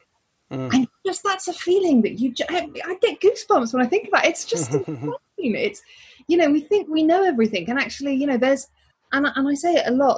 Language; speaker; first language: English; native; English